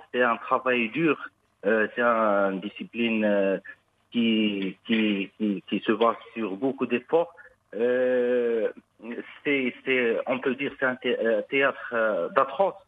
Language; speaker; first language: French; non-native, local second language; Arabic